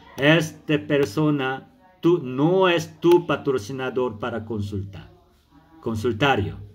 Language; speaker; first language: Spanish; non-native, learner; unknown